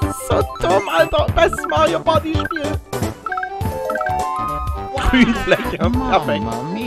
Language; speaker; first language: German; native; German